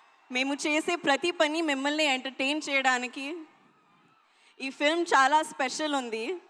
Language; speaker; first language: Telugu; non-native, learner; Hindi